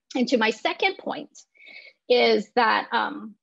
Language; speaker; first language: English; native; English